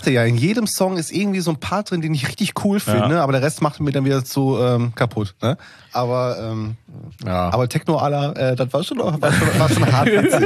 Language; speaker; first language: German; native; German